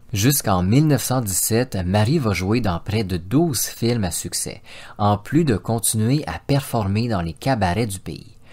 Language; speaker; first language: French; native; French